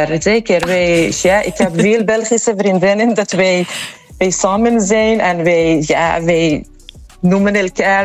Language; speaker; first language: Dutch; non-native, fluent; Persian